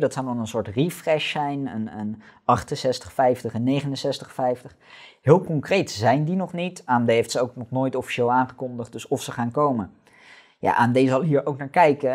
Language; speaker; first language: Dutch; native; Dutch